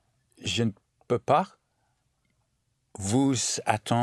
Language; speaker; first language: French; non-native, learner; English